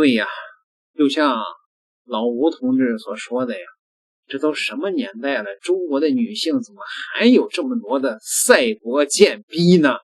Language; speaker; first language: Chinese; native; Chinese